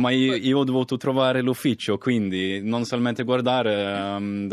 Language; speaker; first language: Italian; non-native, fluent; Swedish